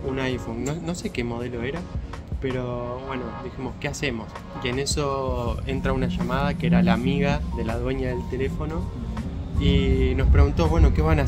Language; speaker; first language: Spanish; native; Spanish